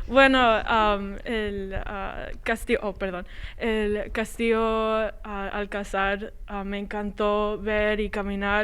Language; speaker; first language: Spanish; non-native, fluent; English